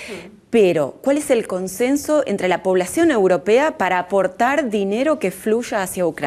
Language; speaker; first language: Spanish; native; Spanish